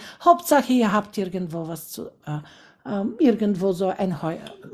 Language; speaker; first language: German; non-native, fluent; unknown